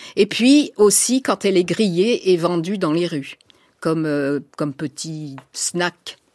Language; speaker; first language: French; native; French